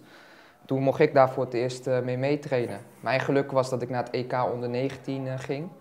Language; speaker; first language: Dutch; native; Dutch